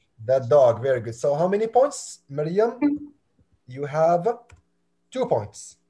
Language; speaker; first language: English; non-native, fluent; Arabic